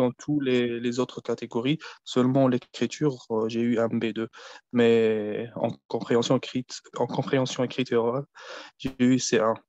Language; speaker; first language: French; non-native, fluent; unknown